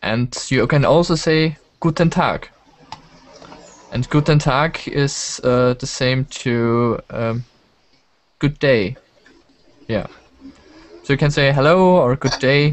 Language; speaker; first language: English; non-native, learner; German